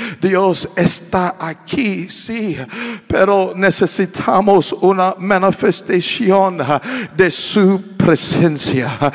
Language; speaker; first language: Spanish; non-native, learner; English